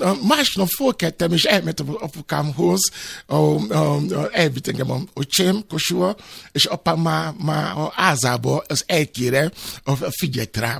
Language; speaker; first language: Hungarian; non-native, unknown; Yoruba